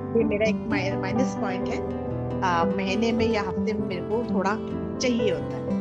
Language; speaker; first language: Hindi; non-native, local second language; Kannada